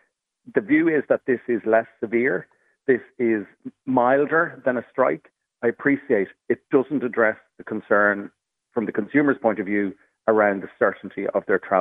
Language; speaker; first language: English; native; English